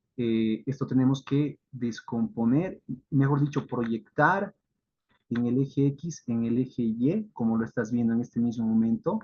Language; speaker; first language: Spanish; native; Spanish